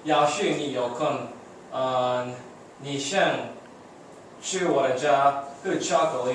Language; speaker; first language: Chinese; non-native, learner; English